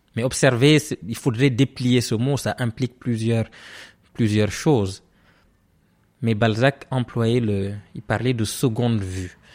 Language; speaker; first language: French; non-native, local second language; Serer